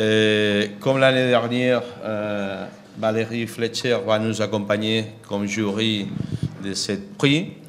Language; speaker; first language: French; non-native, fluent; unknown